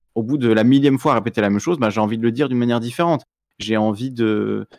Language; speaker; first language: French; native; French